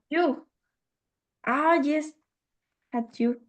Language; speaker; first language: English; non-native, learner; Spanish